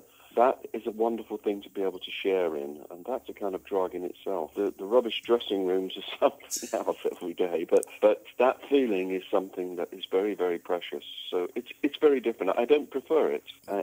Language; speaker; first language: English; native; English